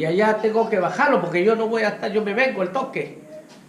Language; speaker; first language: Spanish; native; Spanish